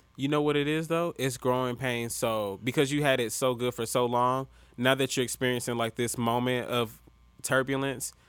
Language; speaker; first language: English; native; English